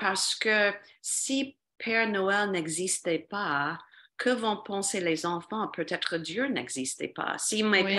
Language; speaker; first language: French; non-native, fluent; English